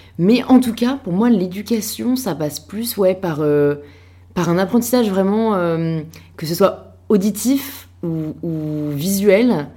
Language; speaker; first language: French; native; French